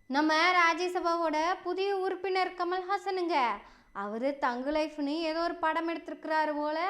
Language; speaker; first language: Tamil; native; Tamil